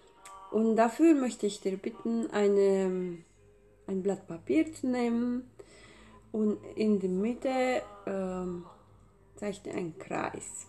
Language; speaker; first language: German; non-native, fluent; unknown